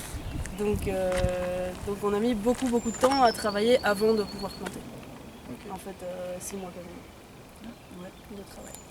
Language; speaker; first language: French; native; French